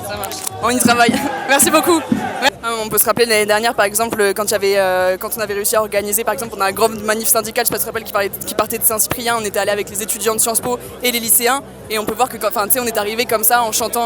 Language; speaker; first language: French; native; French